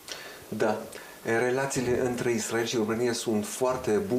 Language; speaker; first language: Romanian; early bilingual, heritage; Hebrew